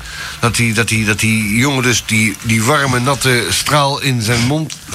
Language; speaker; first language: Dutch; native; Dutch